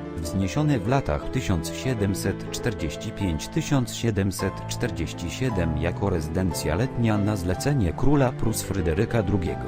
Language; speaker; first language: Polish; native; Polish